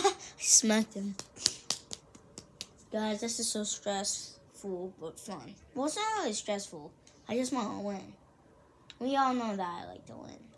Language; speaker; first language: English; native; English